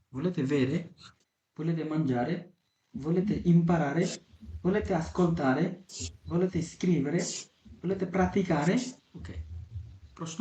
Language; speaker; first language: Italian; non-native, fluent; Bangla